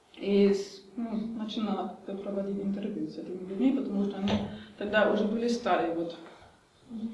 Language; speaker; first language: Russian; non-native, fluent; German